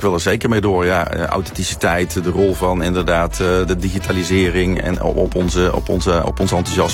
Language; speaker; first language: Dutch; native; Dutch